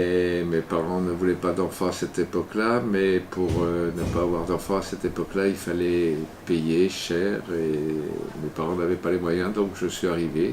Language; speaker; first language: French; native; French